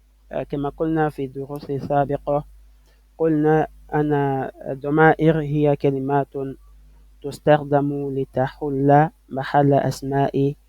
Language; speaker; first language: Arabic; non-native, fluent; French